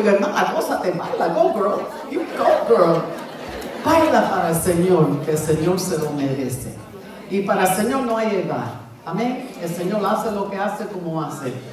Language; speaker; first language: Spanish; native; Spanish